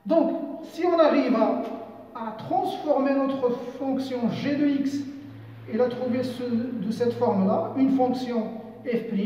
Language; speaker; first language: French; non-native, local second language; Arabic